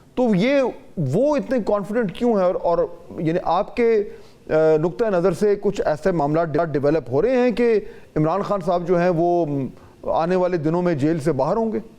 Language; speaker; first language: Urdu; native; Urdu